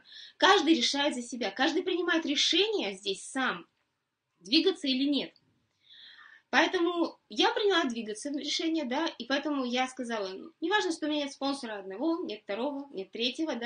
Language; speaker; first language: Russian; native; Russian